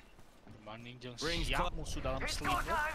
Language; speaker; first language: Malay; non-native, local second language; Sundanese